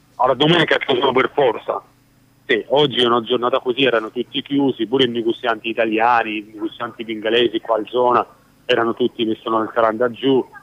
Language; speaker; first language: Italian; non-native, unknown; Arabic